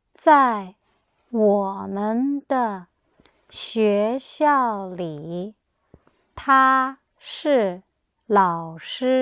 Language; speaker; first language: Chinese; non-native, learner; English